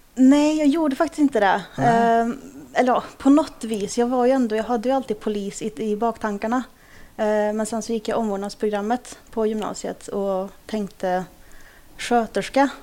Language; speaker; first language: Swedish; early bilingual, other home language; Kurdish